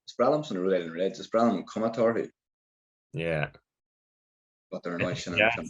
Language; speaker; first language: Irish; non-native, local second language; English